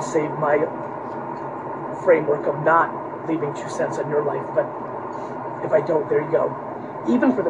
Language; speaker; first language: English; early bilingual, other home language; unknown